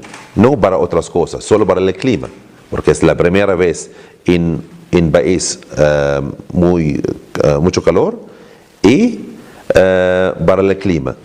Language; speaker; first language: Spanish; non-native, learner; Arabic